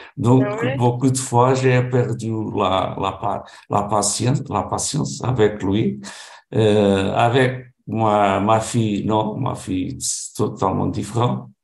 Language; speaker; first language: French; non-native, learner; Portuguese